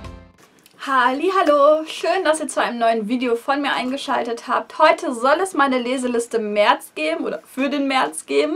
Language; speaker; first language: German; native; German